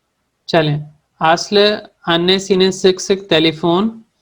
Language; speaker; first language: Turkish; non-native, fluent; Urdu